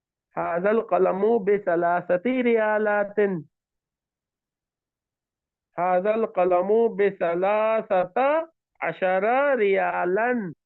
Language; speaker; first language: Arabic; non-native, fluent; Urdu